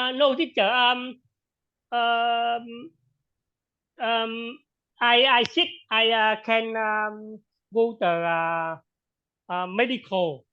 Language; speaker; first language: English; non-native, learner; Vietnamese